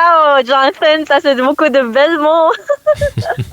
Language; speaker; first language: French; non-native, learner; English